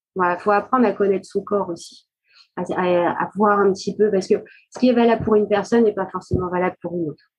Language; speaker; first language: French; native; French